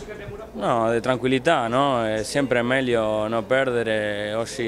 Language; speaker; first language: Italian; non-native, fluent; Spanish